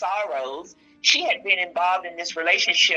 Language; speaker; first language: English; native; English